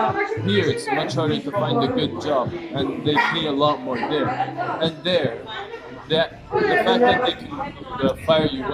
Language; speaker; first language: English; non-native, fluent; Italian